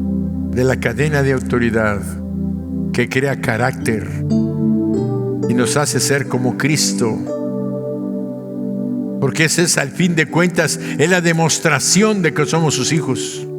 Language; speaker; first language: Spanish; native; Spanish